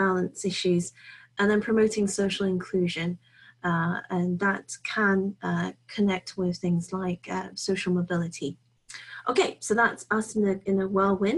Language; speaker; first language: English; native; English